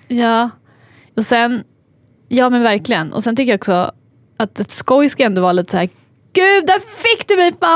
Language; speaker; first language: Swedish; native; Swedish